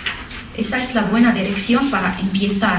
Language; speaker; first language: Spanish; non-native, learner; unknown